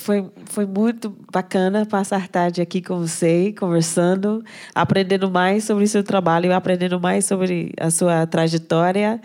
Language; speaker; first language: Portuguese; non-native, fluent; English